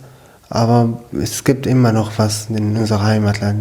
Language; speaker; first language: German; non-native, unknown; Arabic